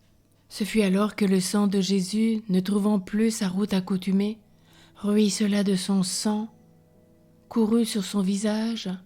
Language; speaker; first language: French; native; French